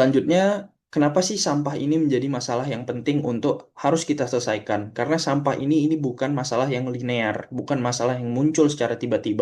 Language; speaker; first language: Indonesian; native; Indonesian